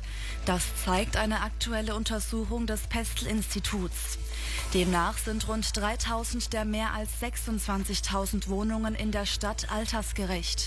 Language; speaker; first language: German; native; German